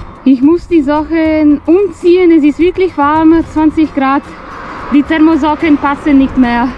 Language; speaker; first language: German; non-native, fluent; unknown